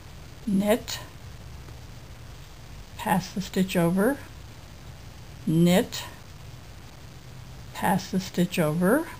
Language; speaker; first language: English; native; English